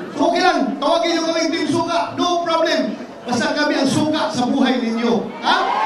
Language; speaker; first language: Filipino; non-native, local second language; Cebuano